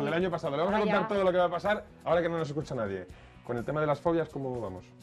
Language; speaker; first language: Spanish; native; Spanish